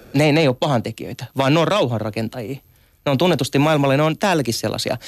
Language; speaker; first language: Finnish; early bilingual, other home language; Arabic